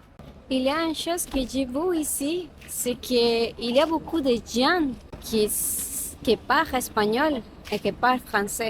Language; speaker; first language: French; non-native, learner; Spanish